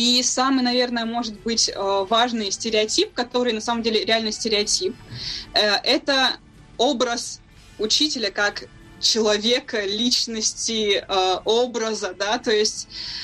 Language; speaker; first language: Russian; native; Russian